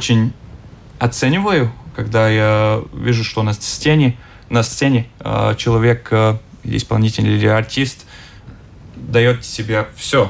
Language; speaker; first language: Russian; non-native, local second language; Latvian